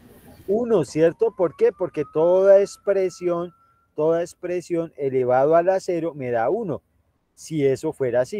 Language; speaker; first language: Spanish; native; Spanish